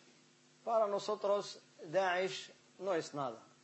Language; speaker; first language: Spanish; non-native, fluent; Arabic